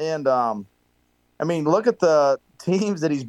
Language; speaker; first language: English; native; English